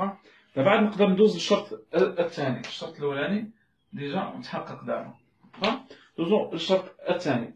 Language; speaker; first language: Arabic; native; Arabic